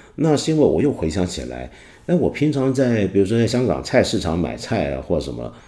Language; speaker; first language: Chinese; non-native, local second language; Cantonese